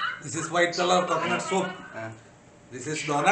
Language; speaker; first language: English; non-native, learner; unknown